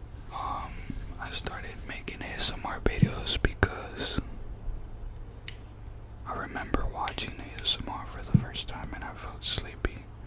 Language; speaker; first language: English; early bilingual, other home language; Spanish